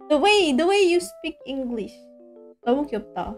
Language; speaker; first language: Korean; non-native, learner; Indonesian